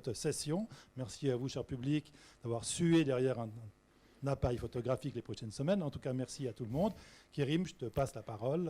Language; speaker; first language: French; native; French